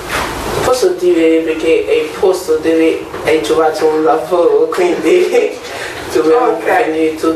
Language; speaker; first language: Italian; non-native, learner; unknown